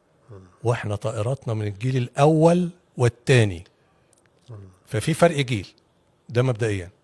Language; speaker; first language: Arabic; native; Arabic